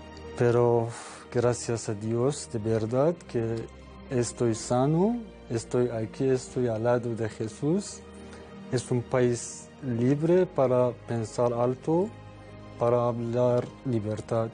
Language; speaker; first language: Spanish; non-native, learner; Persian